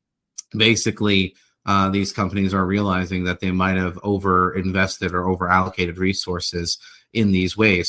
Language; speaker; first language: English; native; English